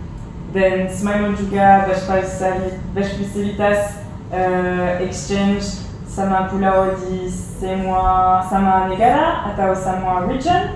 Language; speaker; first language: Indonesian; non-native, learner; French